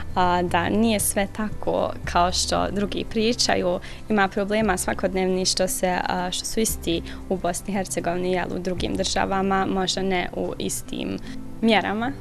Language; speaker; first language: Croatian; early bilingual, heritage; Bosnian